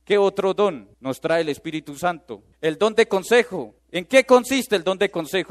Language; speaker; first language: Spanish; native; Spanish